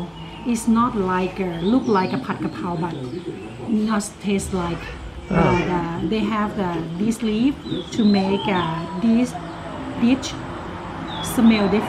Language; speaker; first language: English; non-native, learner; Thai